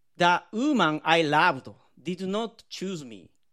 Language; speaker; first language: English; non-native, learner; Japanese